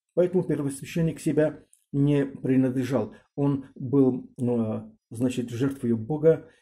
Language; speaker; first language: Russian; non-native, local second language; Armenian